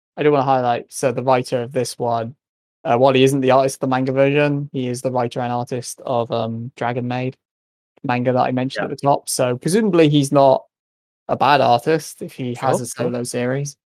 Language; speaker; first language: English; native; English